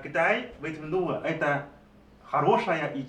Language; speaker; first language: Russian; non-native, learner; Chinese